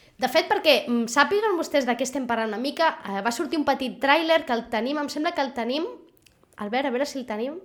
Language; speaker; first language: Catalan; native; Catalan